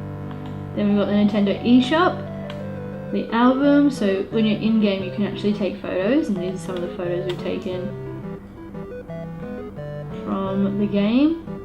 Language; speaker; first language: English; native; English